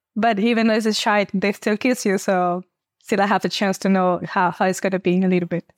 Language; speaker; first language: English; non-native, fluent; Spanish